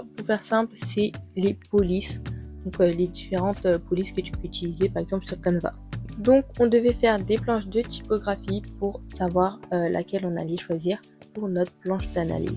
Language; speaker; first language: French; native; French